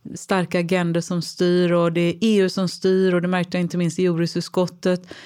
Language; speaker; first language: Swedish; native; Swedish